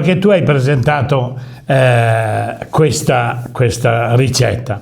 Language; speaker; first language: Italian; native; Italian